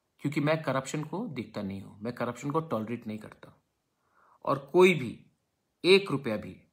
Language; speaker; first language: Hindi; non-native, local second language; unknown